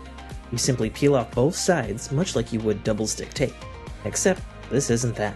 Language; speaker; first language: English; native; English